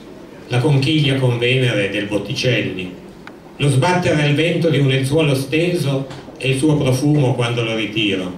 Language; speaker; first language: Italian; native; Italian